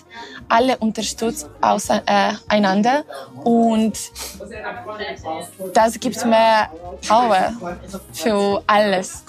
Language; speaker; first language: German; non-native, learner; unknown